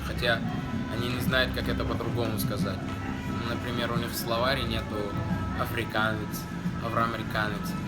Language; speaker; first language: Russian; non-native, fluent; Arabic